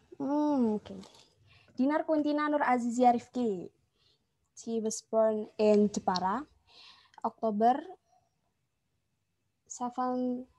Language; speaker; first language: English; non-native, fluent; Indonesian